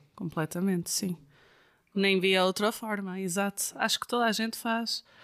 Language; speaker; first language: Portuguese; non-native, fluent; Dutch